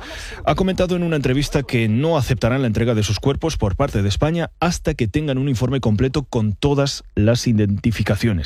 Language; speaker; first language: Spanish; native; Spanish